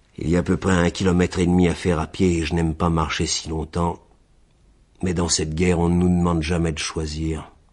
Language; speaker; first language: French; native; French